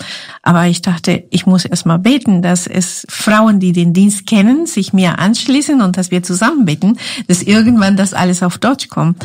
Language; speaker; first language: German; non-native, fluent; Spanish